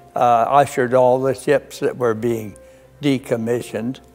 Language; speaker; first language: English; native; English